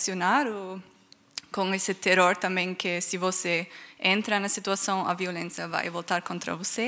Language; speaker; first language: Portuguese; non-native, fluent; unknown